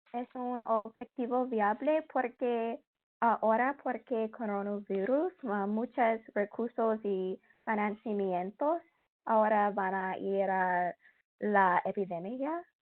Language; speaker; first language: Spanish; non-native, learner; English